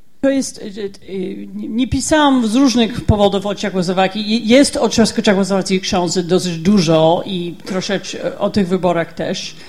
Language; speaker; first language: Polish; non-native, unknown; English